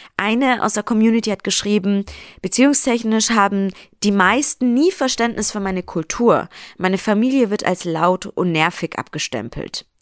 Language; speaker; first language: German; early bilingual, other home language; Persian